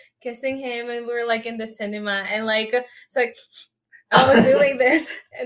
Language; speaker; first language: English; non-native, local second language; Filipino